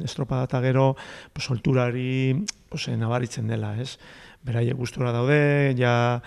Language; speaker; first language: Basque; native; Basque